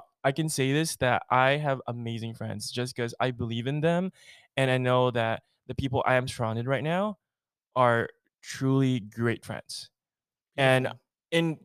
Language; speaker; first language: English; non-native, local second language; Filipino